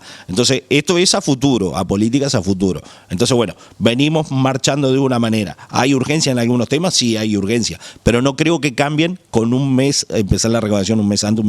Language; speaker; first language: Spanish; native; Spanish